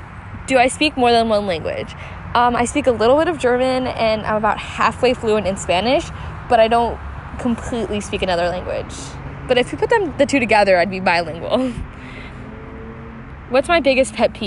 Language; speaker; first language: English; native; English